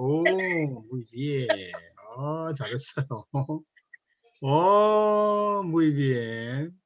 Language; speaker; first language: Spanish; non-native, learner; Korean